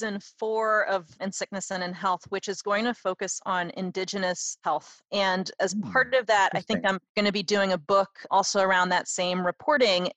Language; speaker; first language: English; native; English